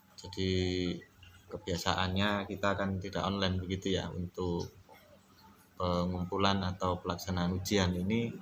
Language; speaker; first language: Indonesian; non-native, local second language; Javanese